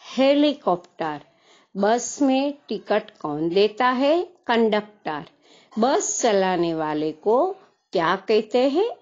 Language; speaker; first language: Hindi; non-native, local second language; Gujarati